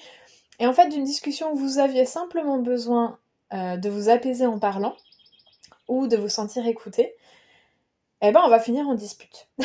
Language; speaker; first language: French; native; French